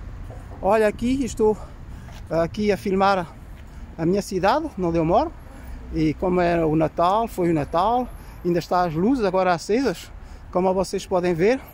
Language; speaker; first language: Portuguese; early bilingual, heritage; Portuguese